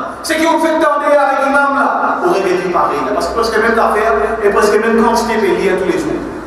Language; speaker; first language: French; non-native, local second language; Morisyen